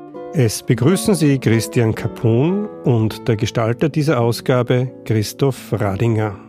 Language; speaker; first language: German; native; German